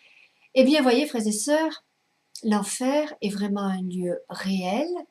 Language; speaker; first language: French; native; French